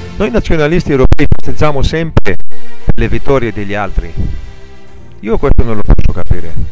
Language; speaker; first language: Italian; non-native, fluent; Greek